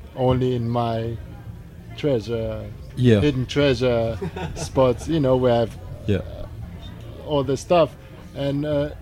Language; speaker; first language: English; non-native, fluent; German